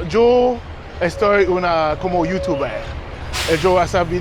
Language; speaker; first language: Spanish; non-native, learner; English